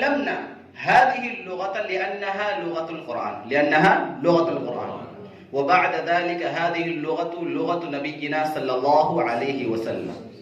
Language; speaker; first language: Arabic; non-native, fluent; Urdu